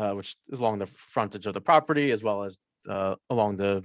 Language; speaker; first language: English; native; English